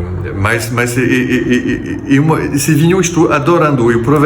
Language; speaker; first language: Portuguese; non-native, fluent; French